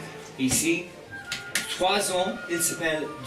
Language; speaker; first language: French; non-native, learner; English